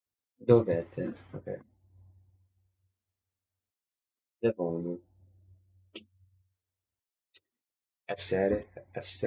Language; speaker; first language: Italian; non-native, learner; English